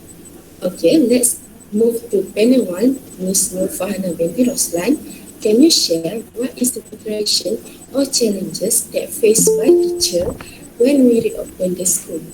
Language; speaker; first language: English; non-native, fluent; Malay